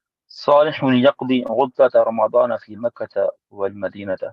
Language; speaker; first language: Arabic; non-native, learner; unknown